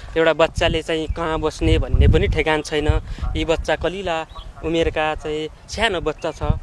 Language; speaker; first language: Nepali; non-native, local second language; Maithili